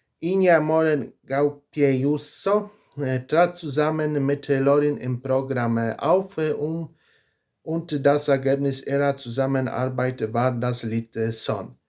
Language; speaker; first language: German; non-native, learner; Polish